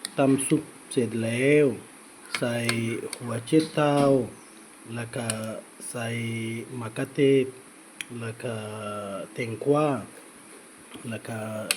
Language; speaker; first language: Thai; native; Thai